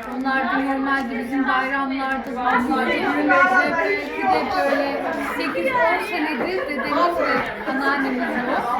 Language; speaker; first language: Turkish; early bilingual, heritage; Turkish